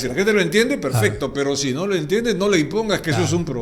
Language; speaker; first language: Spanish; native; Spanish